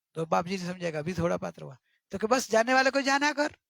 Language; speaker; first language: Hindi; non-native, local second language; Gujarati